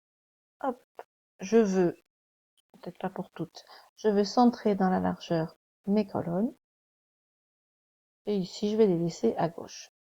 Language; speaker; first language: French; native; French